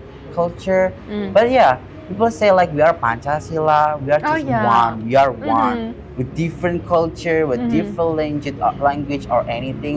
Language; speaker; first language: English; non-native, learner; Indonesian